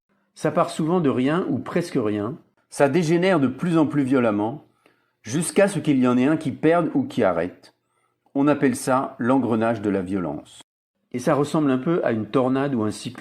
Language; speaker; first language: French; native; French